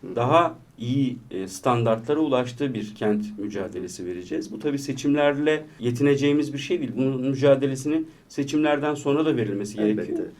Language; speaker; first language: Turkish; native; Turkish